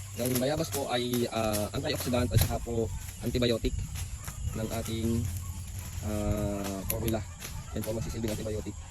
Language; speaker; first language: Filipino; native; Filipino